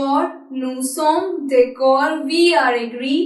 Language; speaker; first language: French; non-native, learner; Hindi